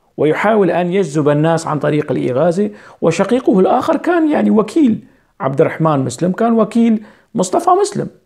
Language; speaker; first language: Arabic; non-native, local second language; Kurdish